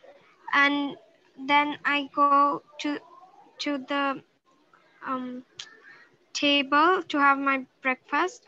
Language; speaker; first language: English; non-native, learner; Sinhala